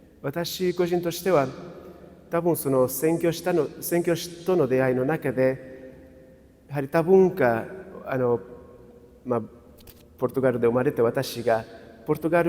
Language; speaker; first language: Japanese; non-native, fluent; Portuguese